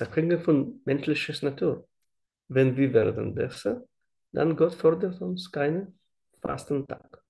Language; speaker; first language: German; non-native, learner; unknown